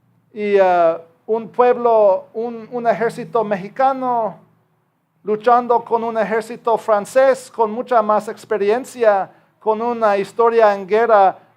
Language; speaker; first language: Spanish; non-native, fluent; English